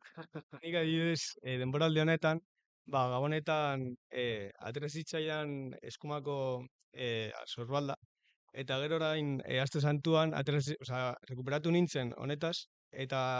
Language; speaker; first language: Basque; non-native, local second language; Spanish